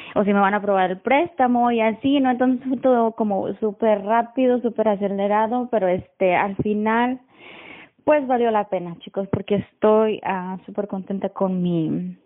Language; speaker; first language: Spanish; native; Spanish